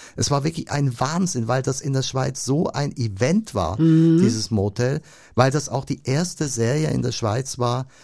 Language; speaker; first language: German; native; German